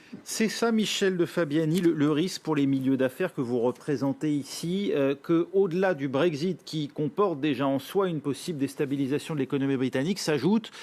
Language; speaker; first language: French; native; French